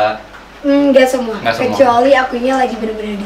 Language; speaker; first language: Indonesian; native; Indonesian